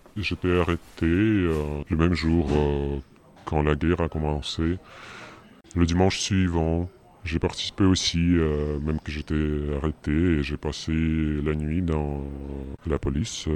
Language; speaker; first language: French; non-native, fluent; Russian